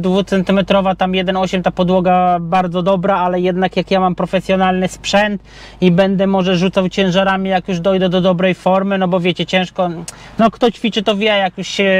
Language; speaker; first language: Polish; native; Polish